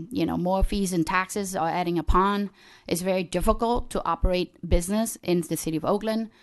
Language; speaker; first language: English; early bilingual, other home language; Khmer